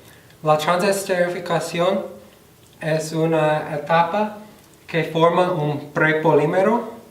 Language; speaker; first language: Spanish; non-native, fluent; English